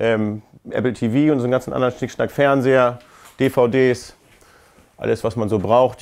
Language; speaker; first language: German; native; German